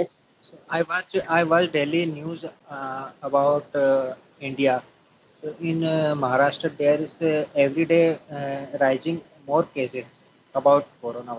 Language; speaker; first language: English; non-native, learner; Hindi